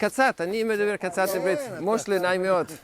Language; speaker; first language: Hebrew; non-native, learner; English